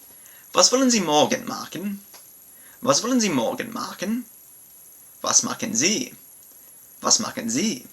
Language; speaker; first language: German; non-native, learner; English